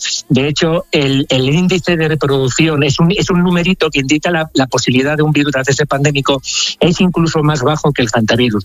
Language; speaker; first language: Spanish; native; Spanish